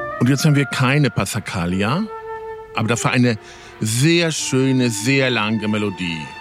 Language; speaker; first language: German; early bilingual, other home language; Polish